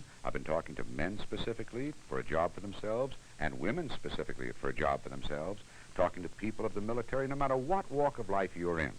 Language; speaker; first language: English; native; English